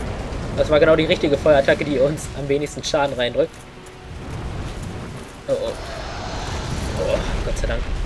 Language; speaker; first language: German; native; German